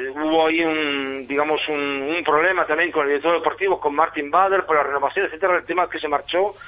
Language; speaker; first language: Spanish; non-native, fluent; German